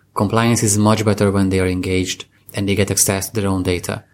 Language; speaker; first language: English; non-native, fluent; Hungarian